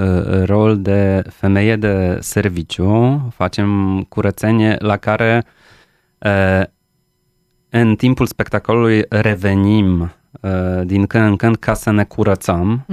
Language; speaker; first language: Romanian; non-native, fluent; Polish